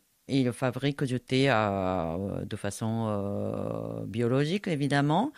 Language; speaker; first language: French; non-native, fluent; Japanese